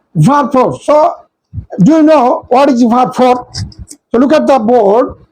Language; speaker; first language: English; non-native, local second language; Bangla